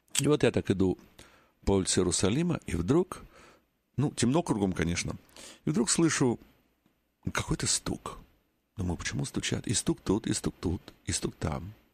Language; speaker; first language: Russian; native; Russian